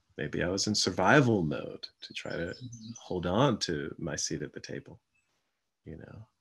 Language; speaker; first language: English; native; English